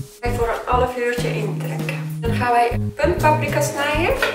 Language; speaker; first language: Dutch; non-native, learner; Persian